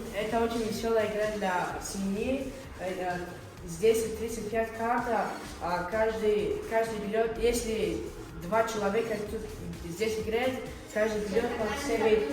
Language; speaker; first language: Russian; non-native, local second language; Tajik